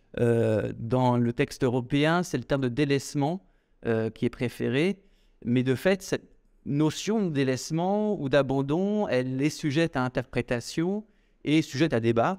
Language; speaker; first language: French; native; French